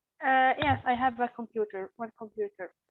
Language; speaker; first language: English; non-native, learner; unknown